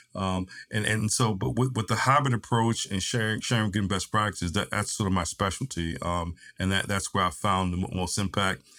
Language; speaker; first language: English; native; English